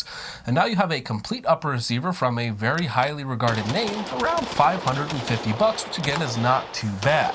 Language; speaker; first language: English; native; English